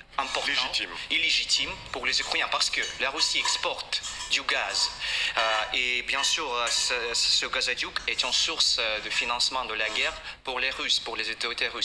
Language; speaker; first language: French; non-native, fluent; Russian